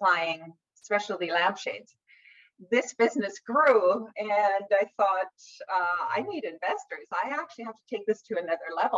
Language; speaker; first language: English; non-native, fluent; German